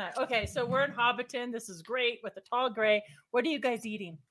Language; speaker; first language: English; native; English